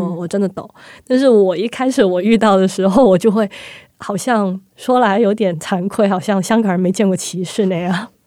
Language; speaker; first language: Chinese; non-native, local second language; Cantonese